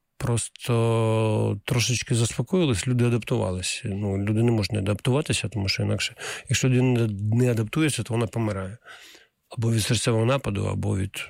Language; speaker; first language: Ukrainian; native; Ukrainian